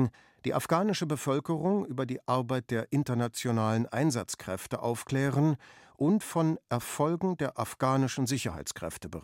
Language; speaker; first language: German; native; German